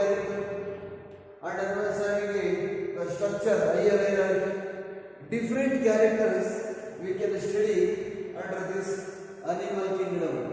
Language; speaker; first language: English; non-native, local second language; Kannada